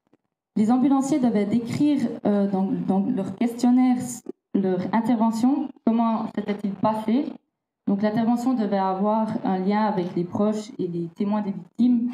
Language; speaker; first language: French; native; French